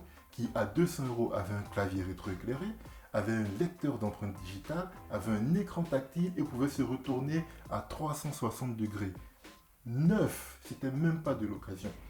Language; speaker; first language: French; native; French